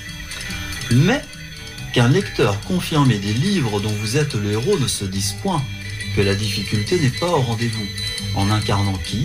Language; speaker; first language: French; native; French